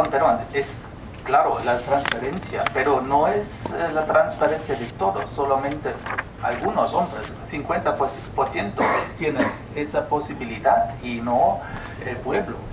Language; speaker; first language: Spanish; non-native, fluent; German